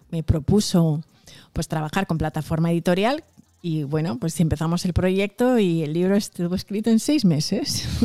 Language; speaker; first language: Spanish; early bilingual, other home language; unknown